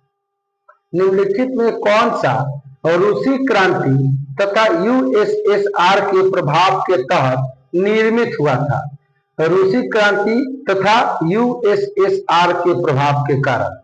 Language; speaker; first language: Hindi; non-native, local second language; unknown